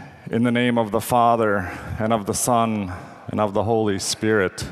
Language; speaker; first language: English; native; English